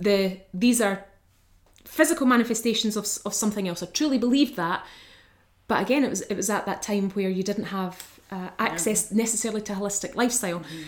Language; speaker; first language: English; native; English